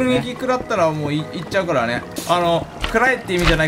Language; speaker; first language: Japanese; native; Japanese